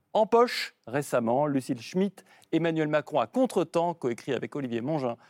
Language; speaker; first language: French; native; French